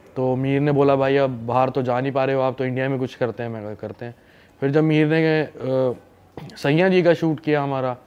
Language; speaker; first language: Hindi; native; Hindi